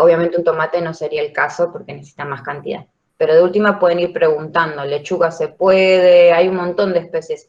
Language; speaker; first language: Spanish; native; Spanish